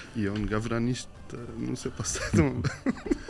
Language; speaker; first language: Albanian; non-native, learner; Arabic